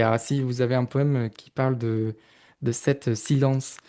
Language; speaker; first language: French; non-native, fluent; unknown